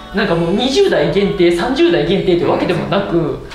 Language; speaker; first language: Japanese; native; Japanese